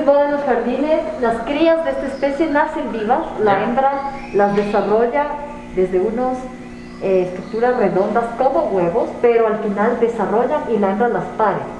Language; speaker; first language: Spanish; native; Spanish